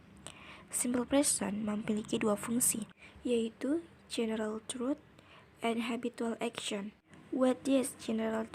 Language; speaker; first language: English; non-native, learner; Indonesian